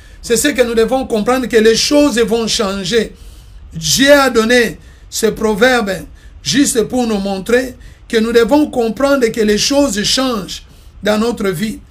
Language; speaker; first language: French; non-native, local second language; Lingala